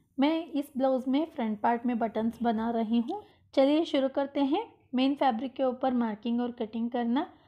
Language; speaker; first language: Hindi; non-native, local second language; Kannada